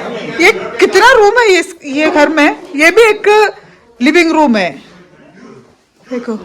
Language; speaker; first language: Hindi; non-native, local second language; Malayalam